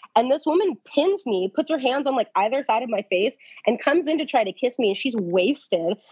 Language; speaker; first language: English; native; English